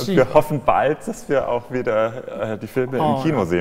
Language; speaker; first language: German; native; German